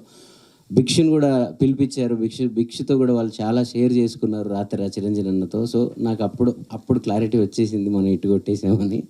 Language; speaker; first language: Telugu; native; Telugu